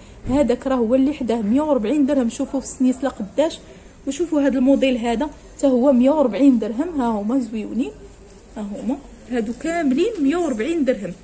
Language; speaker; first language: Arabic; native; Arabic